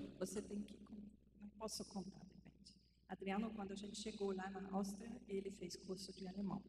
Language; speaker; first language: Portuguese; non-native, fluent; German